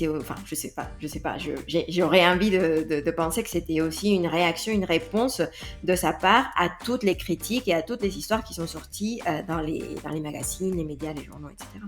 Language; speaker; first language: French; non-native, fluent; Spanish